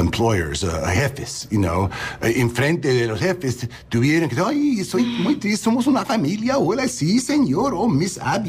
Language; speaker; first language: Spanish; early bilingual, heritage; English